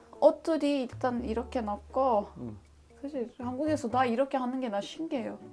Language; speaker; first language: Korean; non-native, learner; Turkish